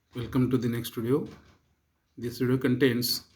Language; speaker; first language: English; non-native, local second language; Kannada